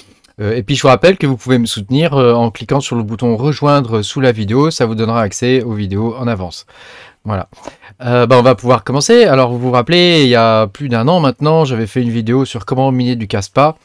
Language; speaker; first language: French; native; French